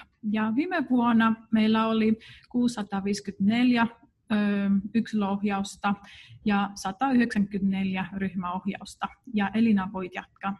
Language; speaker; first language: Finnish; non-native, fluent; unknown